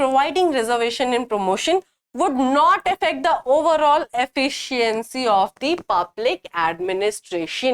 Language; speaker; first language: English; non-native, local second language; Hindi